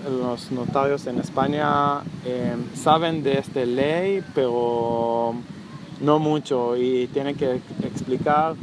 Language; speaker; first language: Spanish; non-native, learner; Hebrew